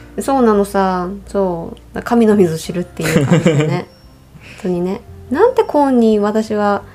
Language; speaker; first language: Japanese; native; Japanese